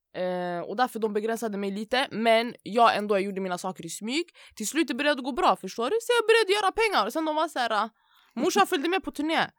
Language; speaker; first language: Swedish; early bilingual, other home language; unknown